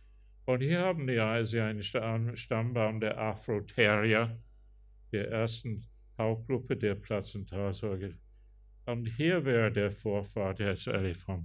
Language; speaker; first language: German; non-native, fluent; English